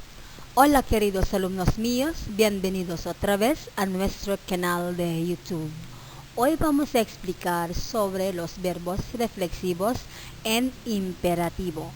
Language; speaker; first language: Spanish; non-native, fluent; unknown